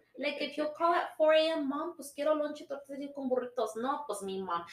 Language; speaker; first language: Spanish; early bilingual, heritage; Spanish